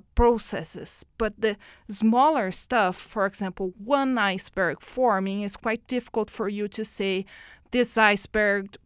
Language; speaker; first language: English; non-native, fluent; Portuguese